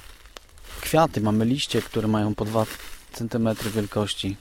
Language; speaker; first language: Polish; native; Polish